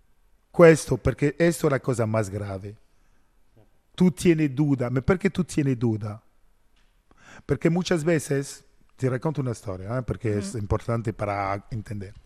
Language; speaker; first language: Spanish; non-native, learner; French